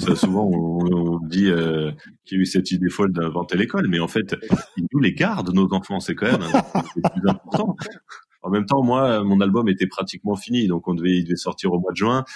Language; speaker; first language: French; native; French